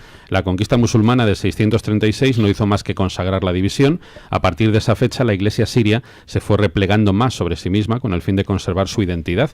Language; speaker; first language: Spanish; native; Spanish